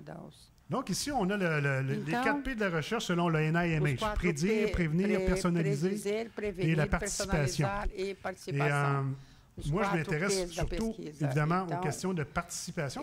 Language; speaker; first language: French; native; French